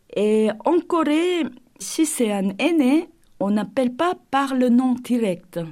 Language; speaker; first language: French; non-native, fluent; Korean